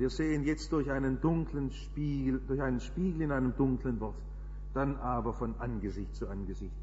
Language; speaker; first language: German; native; German